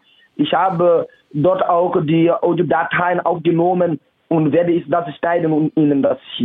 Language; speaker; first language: German; non-native, fluent; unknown